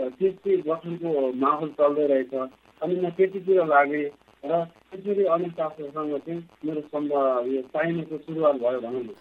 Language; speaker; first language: Nepali; native; Nepali